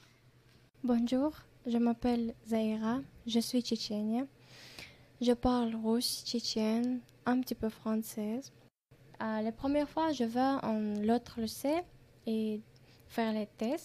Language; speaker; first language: French; non-native, learner; Chechen